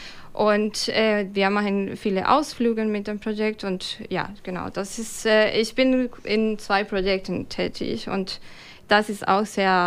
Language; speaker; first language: German; non-native, fluent; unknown